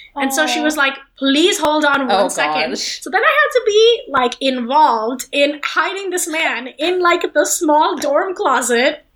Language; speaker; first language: English; non-native, local second language; Hindi